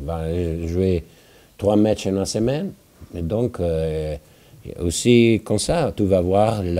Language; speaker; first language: French; non-native, fluent; Italian